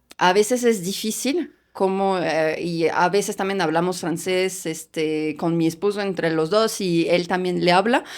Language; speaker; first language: Spanish; non-native, fluent; French